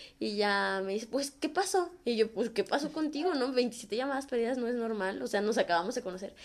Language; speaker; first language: Spanish; native; Spanish